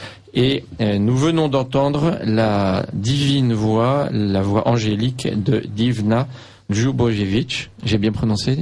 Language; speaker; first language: French; native; French